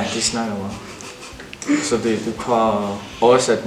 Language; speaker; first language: Danish; non-native, learner; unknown